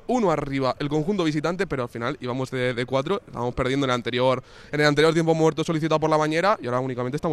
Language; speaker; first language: Spanish; native; Spanish